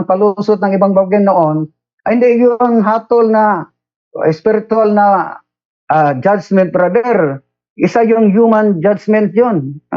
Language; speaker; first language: Filipino; non-native, local second language; Cebuano